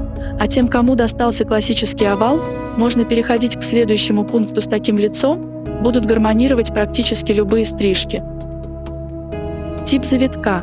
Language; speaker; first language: Russian; native; Russian